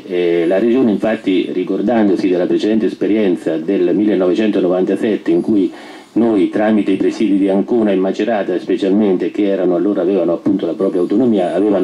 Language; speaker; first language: Italian; native; Italian